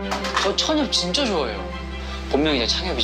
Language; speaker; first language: Korean; native; Korean